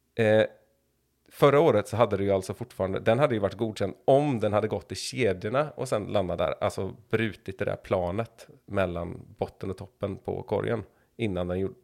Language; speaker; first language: Swedish; native; Swedish